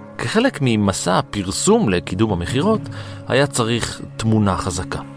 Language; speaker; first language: Hebrew; native; Hebrew